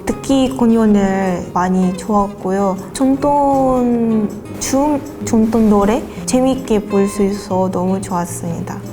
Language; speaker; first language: Korean; non-native, fluent; Russian